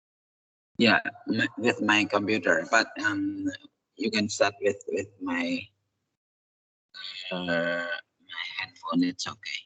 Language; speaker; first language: English; non-native, fluent; Indonesian